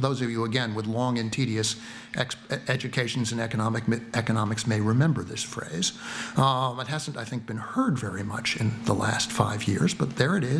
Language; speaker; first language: English; native; English